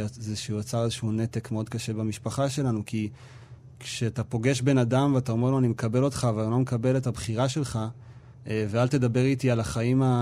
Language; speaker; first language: Hebrew; native; Hebrew